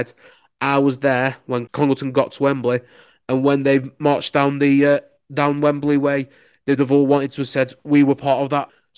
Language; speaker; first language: English; native; English